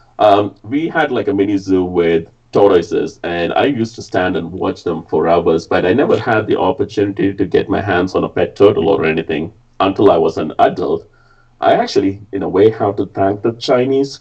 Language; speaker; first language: English; non-native, local second language; Tamil